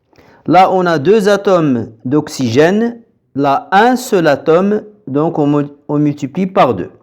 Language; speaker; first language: French; non-native, local second language; Arabic